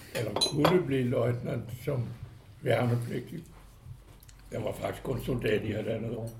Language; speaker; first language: Danish; native; Danish